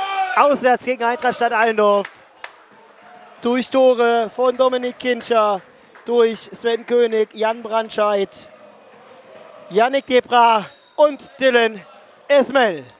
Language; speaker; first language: German; native; German